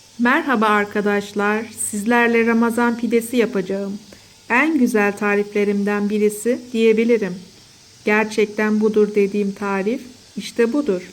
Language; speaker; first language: Turkish; native; Turkish